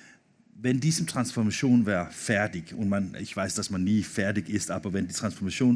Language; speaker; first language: German; non-native, learner; Danish